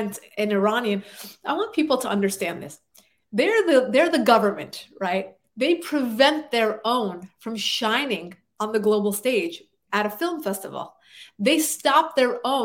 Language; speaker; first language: English; native; English